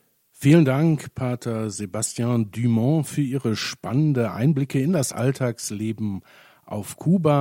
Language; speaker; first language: German; native; German